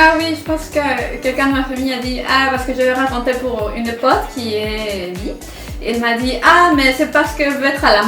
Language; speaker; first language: French; non-native, fluent; Spanish